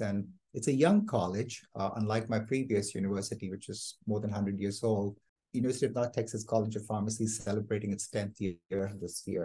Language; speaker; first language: English; non-native, local second language; Malayalam